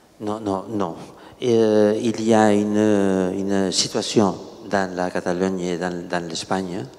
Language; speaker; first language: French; non-native, learner; Catalan